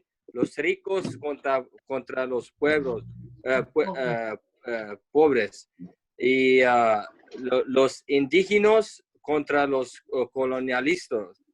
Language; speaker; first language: Spanish; non-native, learner; Kurdish